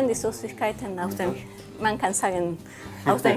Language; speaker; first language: German; non-native, learner; Spanish